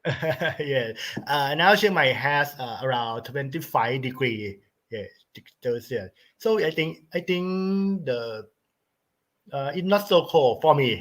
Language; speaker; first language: English; non-native, learner; Thai